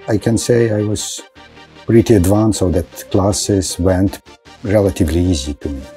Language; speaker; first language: English; non-native, fluent; Russian